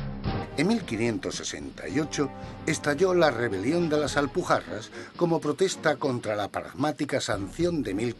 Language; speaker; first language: Spanish; native; Spanish